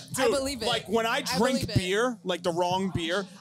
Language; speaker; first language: English; native; English